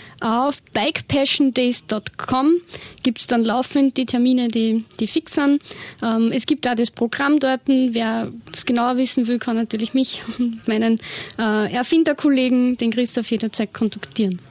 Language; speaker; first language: German; native; German